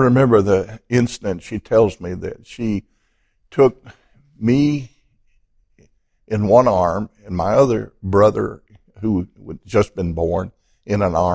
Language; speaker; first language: English; native; English